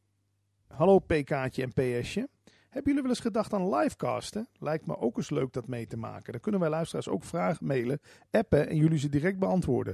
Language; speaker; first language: Dutch; native; Dutch